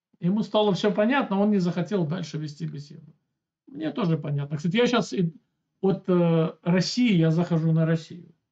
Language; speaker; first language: Russian; native; Russian